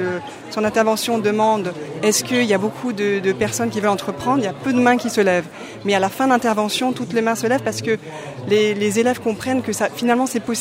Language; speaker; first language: French; native; French